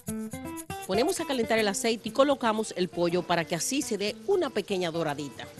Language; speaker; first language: Spanish; native; Spanish